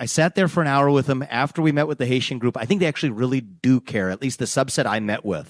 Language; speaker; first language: English; native; English